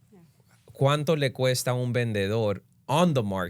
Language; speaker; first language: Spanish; early bilingual, other home language; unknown